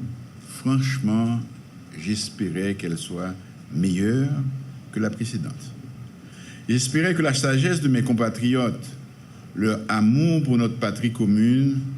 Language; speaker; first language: French; non-native, local second language; Haitian Creole